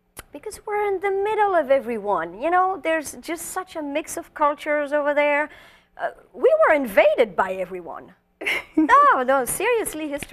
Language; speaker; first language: English; non-native, fluent; French